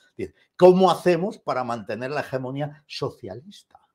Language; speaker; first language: Spanish; native; Spanish